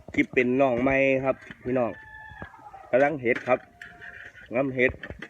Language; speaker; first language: Thai; native; Thai